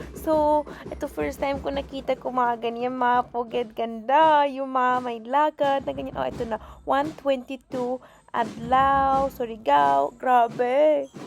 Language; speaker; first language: Filipino; non-native, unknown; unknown